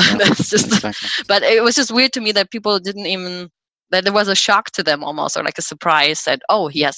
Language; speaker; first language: English; non-native, fluent; German